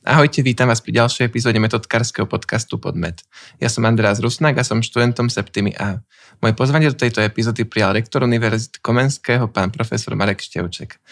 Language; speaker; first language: Slovak; native; Slovak